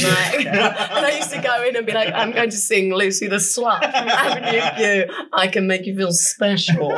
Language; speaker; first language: English; native; English